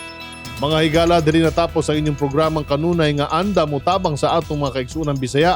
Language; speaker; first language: Cebuano; native; Cebuano